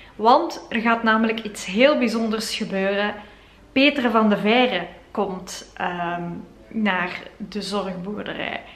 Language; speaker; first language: Dutch; native; Dutch